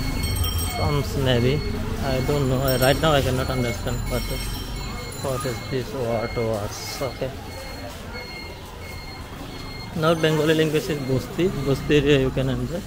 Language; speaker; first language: English; non-native, learner; Bangla